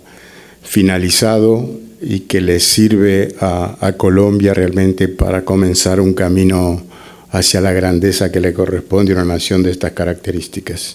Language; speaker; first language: Spanish; native; Spanish